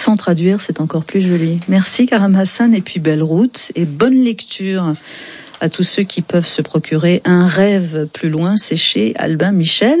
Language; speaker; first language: French; native; French